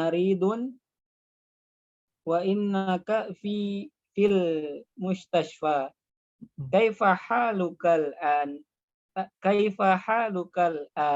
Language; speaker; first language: Arabic; non-native, learner; Indonesian